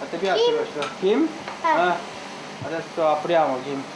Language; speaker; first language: Italian; non-native, learner; Korean